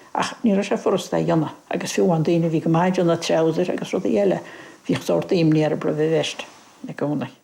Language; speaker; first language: Irish; native; Irish